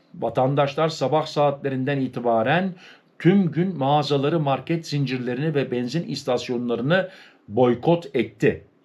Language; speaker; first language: Turkish; early bilingual, heritage; Turkish